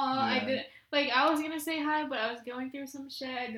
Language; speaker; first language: English; non-native, local second language; Filipino